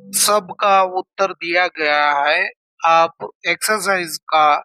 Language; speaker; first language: Hindi; non-native, local second language; Kannada